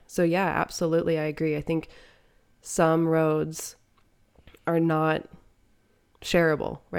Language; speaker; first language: English; native; English